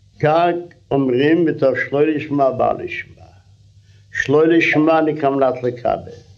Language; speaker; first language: Hebrew; non-native, fluent; Russian